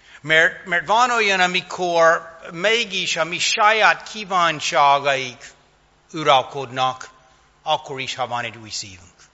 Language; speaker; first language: Hungarian; non-native, fluent; English